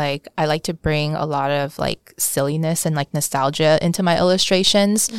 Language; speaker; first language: English; early bilingual, other home language; Vietnamese